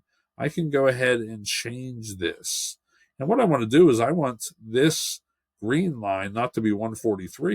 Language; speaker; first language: English; native; English